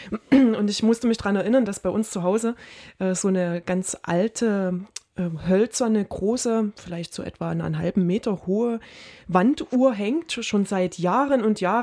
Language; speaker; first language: German; native; German